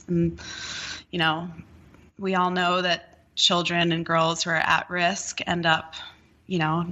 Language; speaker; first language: English; native; English